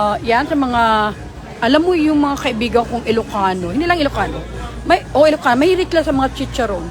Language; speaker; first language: Filipino; non-native, local second language; Hiligaynon